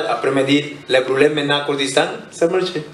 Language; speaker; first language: French; non-native, learner; Spanish